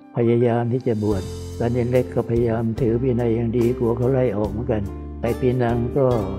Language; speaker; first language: Thai; non-native, local second language; Vietnamese